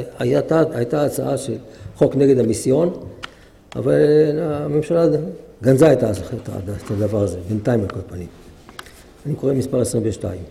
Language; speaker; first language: Hebrew; native; Hebrew